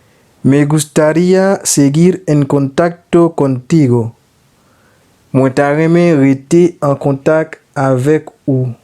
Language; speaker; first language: Spanish; non-native, learner; Haitian Creole